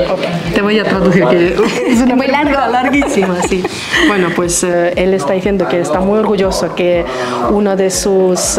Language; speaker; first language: Spanish; non-native, fluent; Kyrgyz